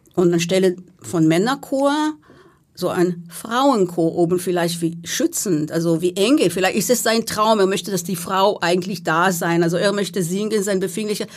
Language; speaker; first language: German; non-native, fluent; Hebrew